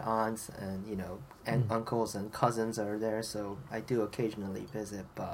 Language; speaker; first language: English; non-native, fluent; Japanese